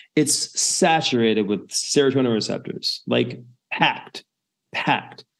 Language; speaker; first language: English; native; English